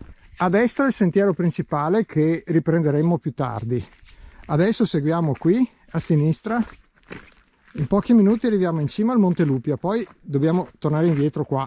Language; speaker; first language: Italian; native; Italian